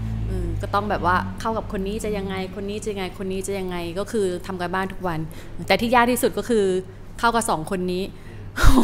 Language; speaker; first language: Thai; native; Thai